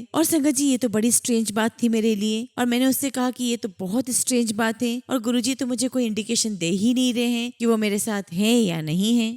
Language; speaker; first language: Hindi; native; Hindi